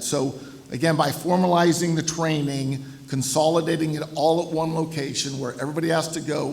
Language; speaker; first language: English; native; English